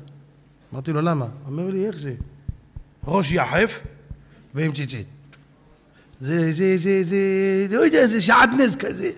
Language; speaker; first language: Hebrew; native; Hebrew